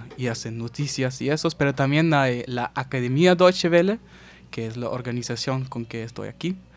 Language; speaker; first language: Spanish; non-native, learner; German